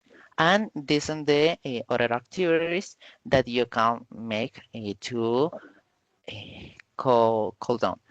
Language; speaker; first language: English; non-native, learner; Spanish